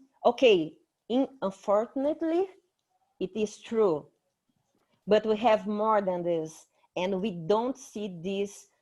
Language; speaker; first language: English; non-native, fluent; Portuguese